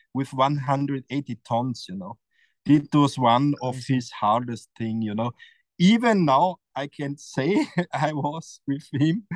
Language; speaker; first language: English; non-native, learner; German